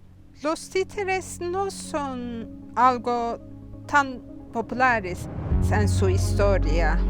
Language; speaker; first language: Spanish; non-native, fluent; Turkish